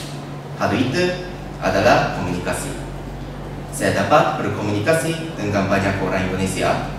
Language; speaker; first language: Indonesian; non-native, learner; Japanese